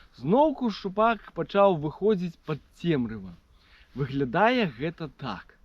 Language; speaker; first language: Belarusian; native; Belarusian